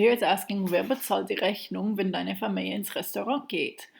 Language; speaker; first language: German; non-native, fluent; English